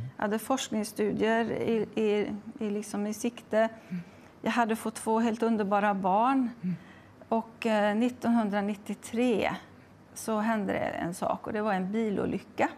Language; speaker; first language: Swedish; native; Swedish